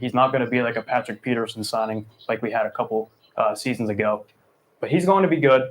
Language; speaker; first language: English; native; English